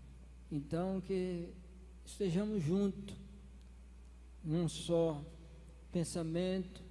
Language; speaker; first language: Portuguese; native; Portuguese